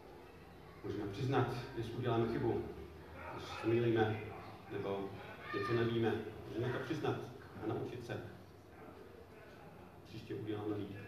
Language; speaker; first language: Czech; non-native, fluent; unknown